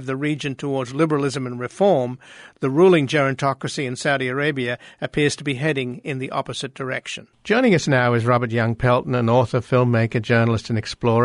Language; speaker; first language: English; native; English